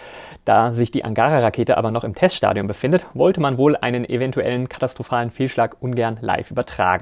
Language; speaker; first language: German; native; German